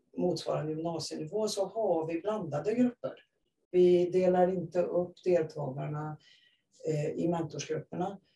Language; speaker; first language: Swedish; native; Swedish